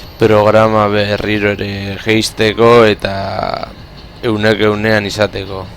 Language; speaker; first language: Basque; non-native, local second language; Spanish